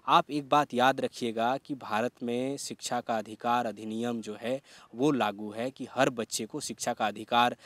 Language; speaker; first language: Hindi; native; Hindi